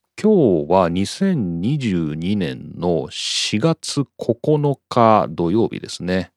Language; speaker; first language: Japanese; native; Japanese